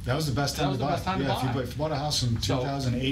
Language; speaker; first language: English; native; English